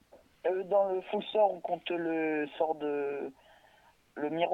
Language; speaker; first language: French; native; French